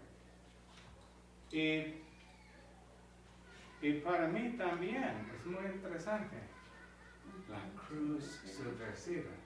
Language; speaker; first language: Spanish; non-native, learner; English